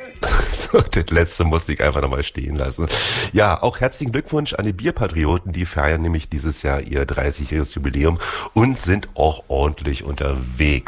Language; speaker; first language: German; native; German